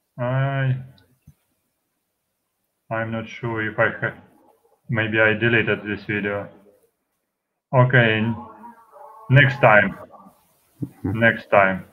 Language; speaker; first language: English; non-native, fluent; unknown